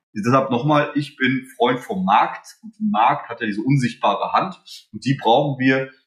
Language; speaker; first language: German; early bilingual, other home language; Polish